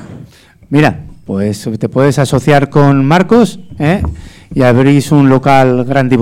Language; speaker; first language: Spanish; native; Spanish